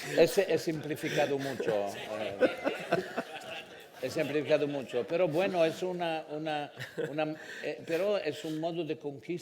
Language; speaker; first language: Spanish; non-native, fluent; Italian